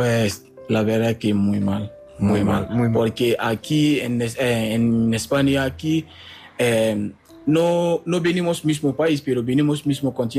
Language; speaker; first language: Spanish; non-native, fluent; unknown